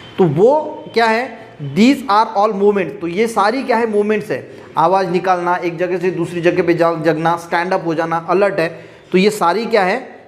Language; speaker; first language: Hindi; non-native, local second language; Marathi